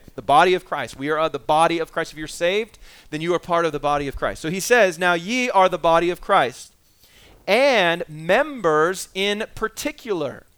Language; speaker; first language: English; native; English